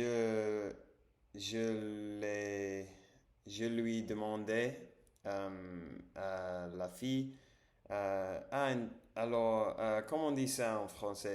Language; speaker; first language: French; non-native, learner; English